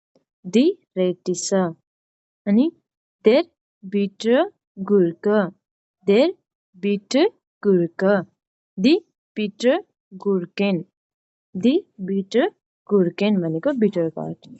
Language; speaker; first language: German; non-native, learner; Nepali